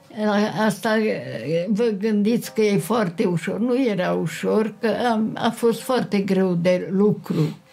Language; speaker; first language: Romanian; non-native, local second language; Hungarian